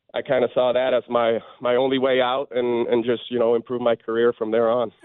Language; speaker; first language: English; non-native, fluent; Swedish